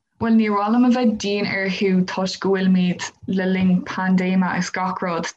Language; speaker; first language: Irish; non-native, local second language; English